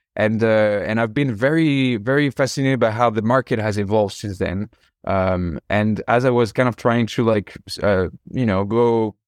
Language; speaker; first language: English; non-native, fluent; French